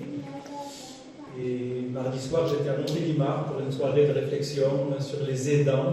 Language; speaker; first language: French; native; French